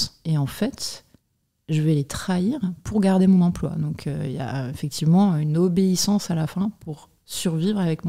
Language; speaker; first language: French; native; French